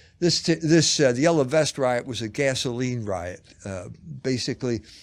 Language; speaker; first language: English; native; English